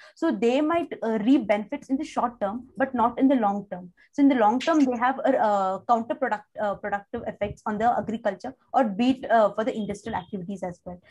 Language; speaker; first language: English; non-native, local second language; Kannada